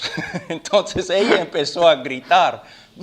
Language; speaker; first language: Spanish; non-native, fluent; English